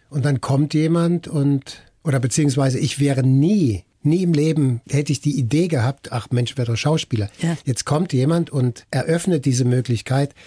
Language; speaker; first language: German; native; German